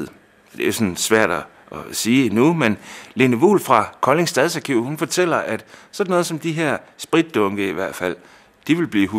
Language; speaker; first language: Danish; native; Danish